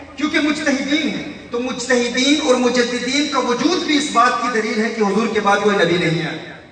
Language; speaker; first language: Urdu; early bilingual, heritage; Urdu